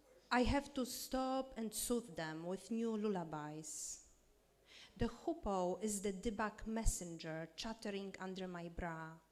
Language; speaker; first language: English; non-native, fluent; Polish